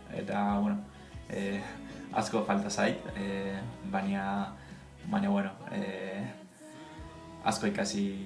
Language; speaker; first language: Basque; non-native, learner; Spanish